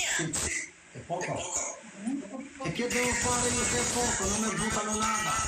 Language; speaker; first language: Italian; non-native, learner; Albanian